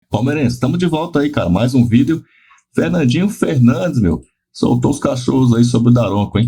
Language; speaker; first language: Portuguese; native; Portuguese